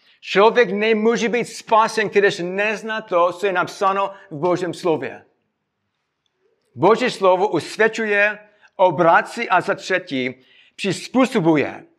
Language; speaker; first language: Czech; non-native, fluent; English